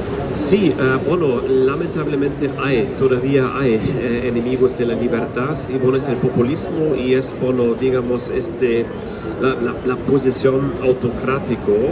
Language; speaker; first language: Spanish; non-native, fluent; German